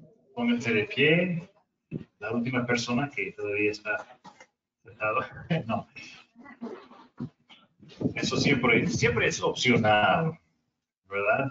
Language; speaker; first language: Spanish; non-native, fluent; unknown